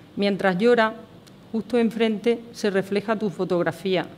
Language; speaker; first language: Spanish; native; Spanish